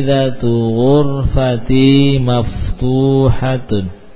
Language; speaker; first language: Arabic; non-native, fluent; Indonesian